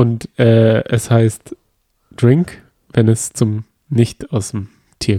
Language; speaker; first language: German; native; German